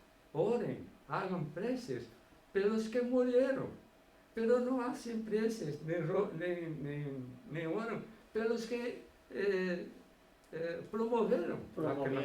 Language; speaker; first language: Spanish; non-native, fluent; Portuguese